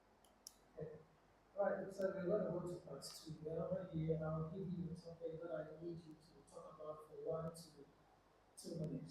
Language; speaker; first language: English; non-native, fluent; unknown